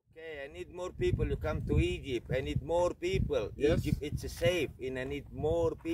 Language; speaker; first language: English; non-native, learner; Arabic